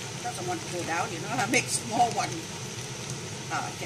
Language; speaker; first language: English; non-native, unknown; Northeastern Thai